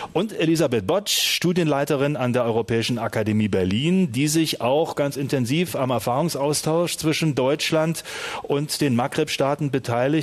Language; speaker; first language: German; native; German